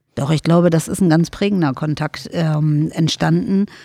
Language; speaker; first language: German; non-native, fluent; Bulgarian